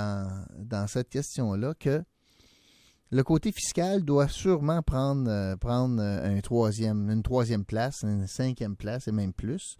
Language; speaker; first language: French; native; French